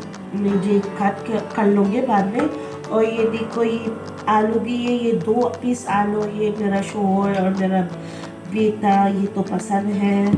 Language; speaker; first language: Hindi; non-native, learner; Filipino